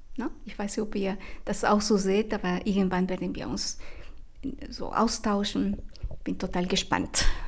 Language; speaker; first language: German; non-native, fluent; Spanish